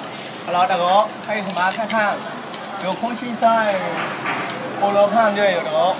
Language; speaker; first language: Chinese; non-native, learner; Thai